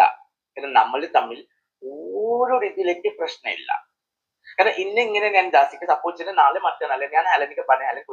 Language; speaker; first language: Malayalam; non-native, learner; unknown